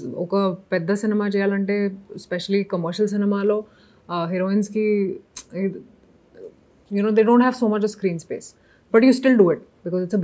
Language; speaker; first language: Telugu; non-native, local second language; Hindi